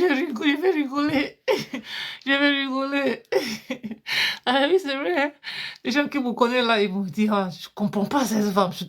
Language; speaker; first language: French; non-native, fluent; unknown